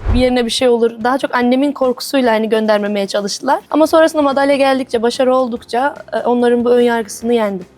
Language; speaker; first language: Turkish; native; Turkish